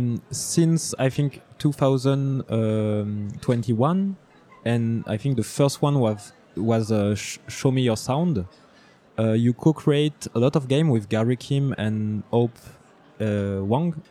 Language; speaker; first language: English; non-native, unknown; French